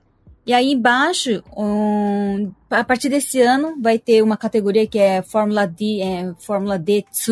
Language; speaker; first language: Portuguese; early bilingual, heritage; Portuguese